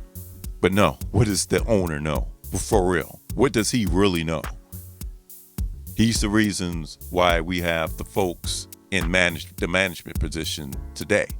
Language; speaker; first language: English; native; English